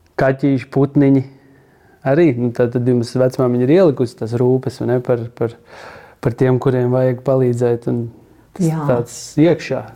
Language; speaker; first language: Latvian; native; Latvian